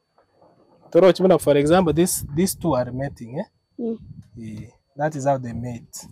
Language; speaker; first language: English; non-native, local second language; Gusii